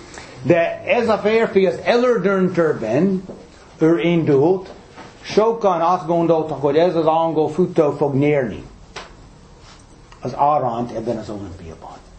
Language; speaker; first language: Hungarian; non-native, fluent; English